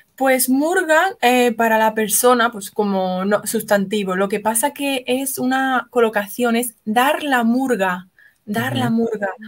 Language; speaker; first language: Spanish; native; Spanish